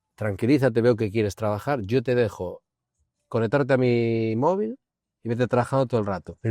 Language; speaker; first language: Spanish; non-native, local second language; Galician